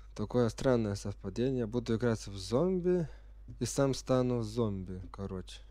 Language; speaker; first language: Russian; non-native, fluent; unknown